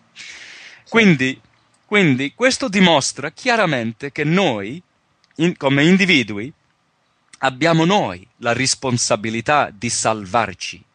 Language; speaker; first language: Italian; early bilingual, heritage; Italian